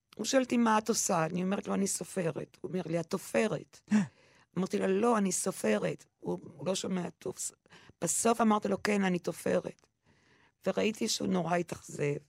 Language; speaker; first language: Hebrew; non-native, local second language; French